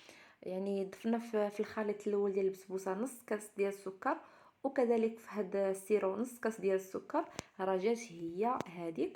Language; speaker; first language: Arabic; native; Arabic